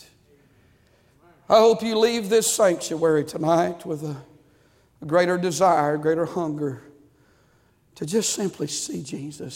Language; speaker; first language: English; native; English